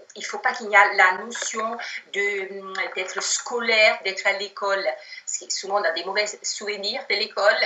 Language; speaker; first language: French; non-native, fluent; Italian